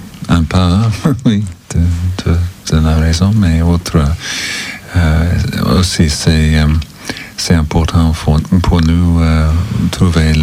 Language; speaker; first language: French; non-native, learner; English